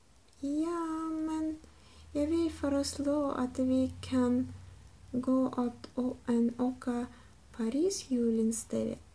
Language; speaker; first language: Swedish; non-native, learner; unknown